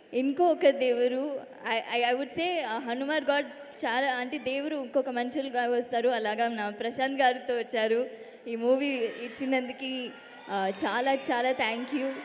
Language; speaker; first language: Telugu; non-native, learner; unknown